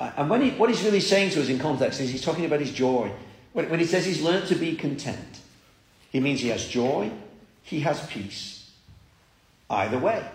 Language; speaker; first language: English; native; English